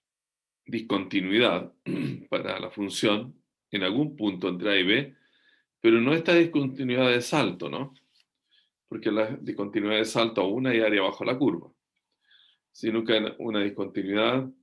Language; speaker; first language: Spanish; native; Spanish